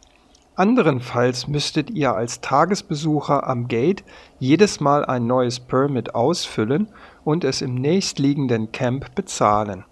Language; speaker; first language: German; native; German